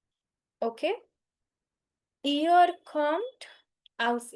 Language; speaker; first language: German; non-native, fluent; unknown